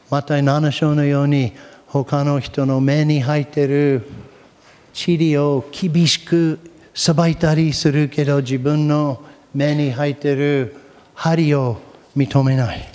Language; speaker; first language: Japanese; non-native, fluent; English